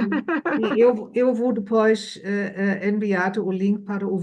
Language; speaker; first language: Portuguese; non-native, fluent; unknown